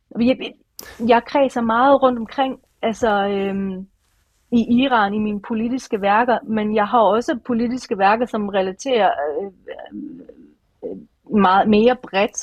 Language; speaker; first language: Danish; early bilingual, other home language; Persian